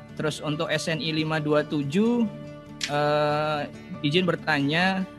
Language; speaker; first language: English; non-native, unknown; Indonesian